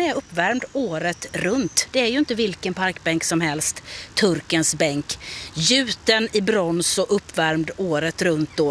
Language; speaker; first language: Swedish; native; Swedish